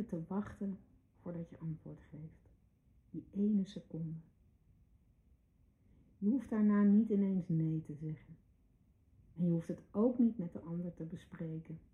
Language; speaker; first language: Dutch; native; Dutch